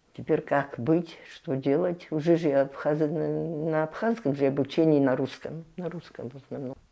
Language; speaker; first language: Russian; non-native, local second language; Abkhazian